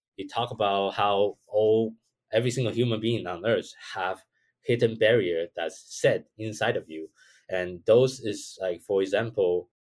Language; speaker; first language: English; non-native, fluent; Chinese